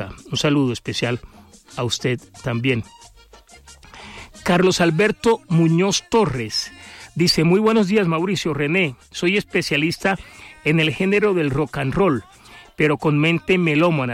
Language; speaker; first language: Spanish; native; Spanish